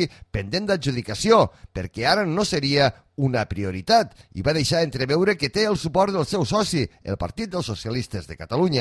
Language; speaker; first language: Catalan; native; Catalan